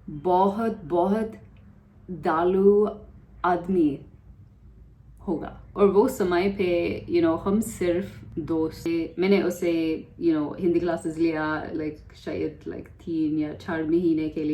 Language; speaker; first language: Hindi; non-native, learner; English